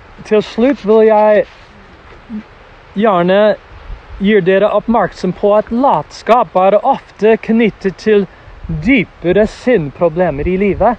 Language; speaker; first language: Norwegian; non-native, fluent; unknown